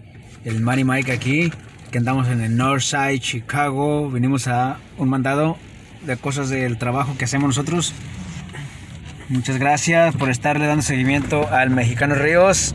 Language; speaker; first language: Spanish; native; Spanish